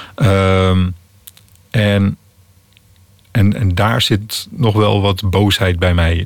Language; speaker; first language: Dutch; native; Dutch